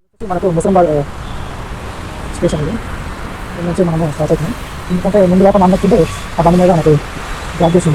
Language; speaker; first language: Telugu; native; Telugu